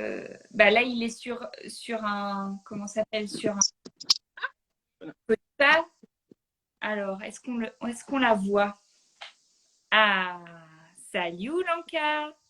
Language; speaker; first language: French; native; French